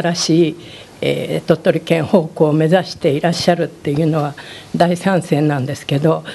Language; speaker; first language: Japanese; native; Japanese